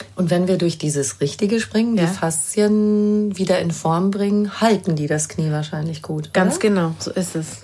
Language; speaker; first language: German; early bilingual, other home language; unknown